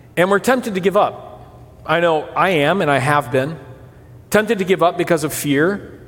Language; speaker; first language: English; early bilingual, other home language; Portuguese